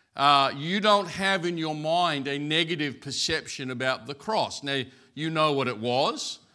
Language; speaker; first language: English; native; English